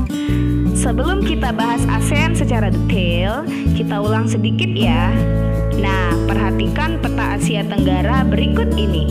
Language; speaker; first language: Indonesian; native; Indonesian